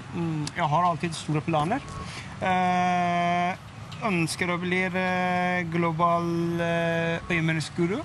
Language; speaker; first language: Norwegian; non-native, fluent; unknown